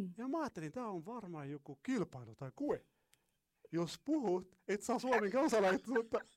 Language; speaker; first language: Finnish; non-native, fluent; Arabic